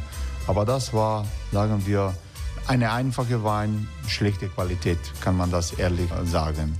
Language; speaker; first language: German; non-native, fluent; Croatian